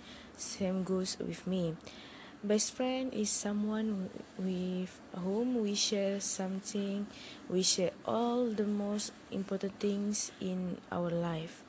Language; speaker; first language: English; non-native, learner; Malay